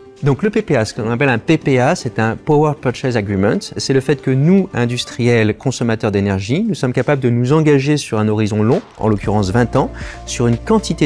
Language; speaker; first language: French; native; French